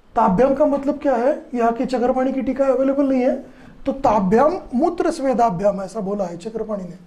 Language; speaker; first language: Hindi; non-native, local second language; Marathi